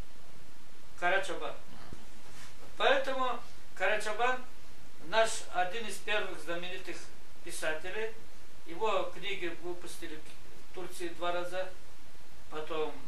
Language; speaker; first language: Russian; non-native, local second language; Gagauz